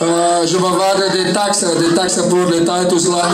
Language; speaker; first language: French; non-native, local second language; Dutch